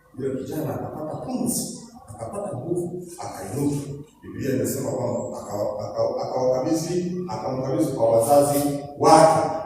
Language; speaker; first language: Swahili; native; Swahili